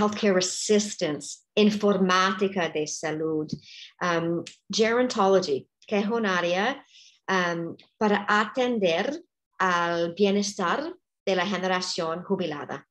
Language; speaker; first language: Spanish; non-native, fluent; English